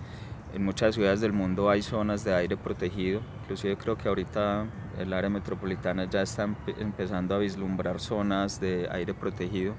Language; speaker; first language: Spanish; native; Spanish